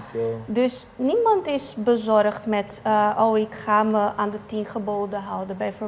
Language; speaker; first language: Dutch; non-native, fluent; Portuguese